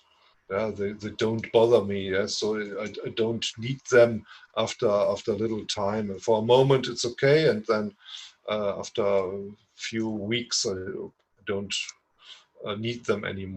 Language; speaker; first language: English; non-native, fluent; German